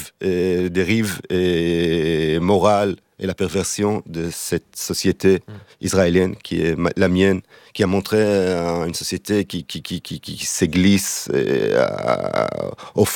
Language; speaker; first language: French; non-native, fluent; Hebrew